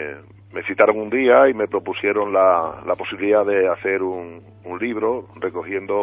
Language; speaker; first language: Spanish; native; Spanish